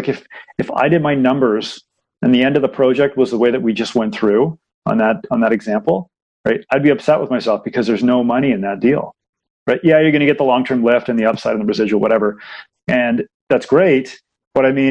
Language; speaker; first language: English; native; English